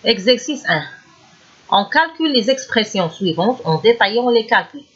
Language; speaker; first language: French; non-native, local second language; Arabic